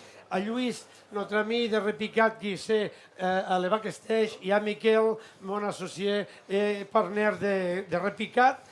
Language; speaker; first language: French; non-native, fluent; Catalan